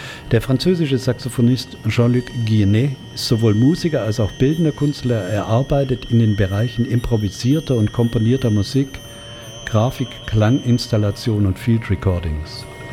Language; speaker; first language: German; native; German